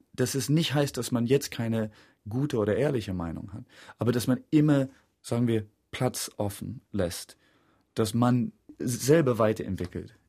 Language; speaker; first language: German; non-native, fluent; English